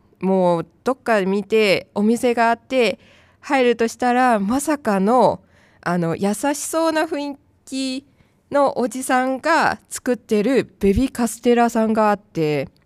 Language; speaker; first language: Japanese; non-native, fluent; Chinese